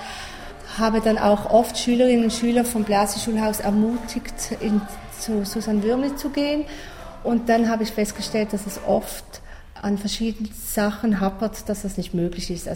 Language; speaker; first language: German; native; German